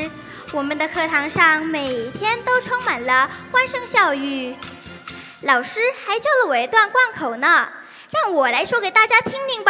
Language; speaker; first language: Chinese; non-native, fluent; Thai